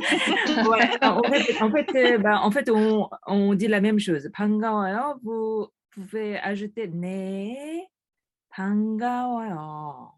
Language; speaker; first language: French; non-native, fluent; Korean